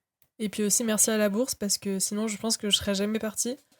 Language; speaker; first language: French; native; French